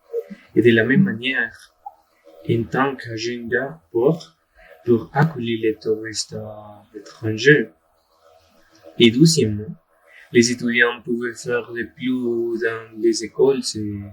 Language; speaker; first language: French; non-native, learner; Spanish